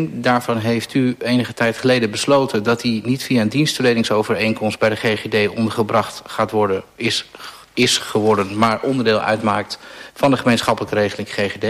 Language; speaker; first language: Dutch; native; Dutch